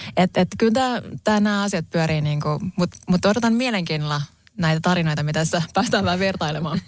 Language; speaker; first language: Finnish; non-native, local second language; Swedish